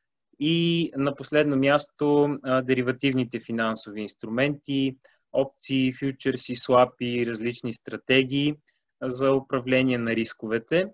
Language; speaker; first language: Bulgarian; native; Bulgarian